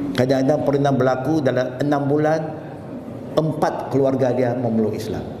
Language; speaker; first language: Malay; non-native, local second language; Chinese